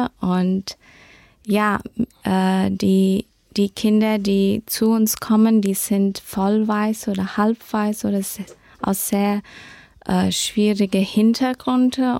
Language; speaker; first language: German; early bilingual, heritage; German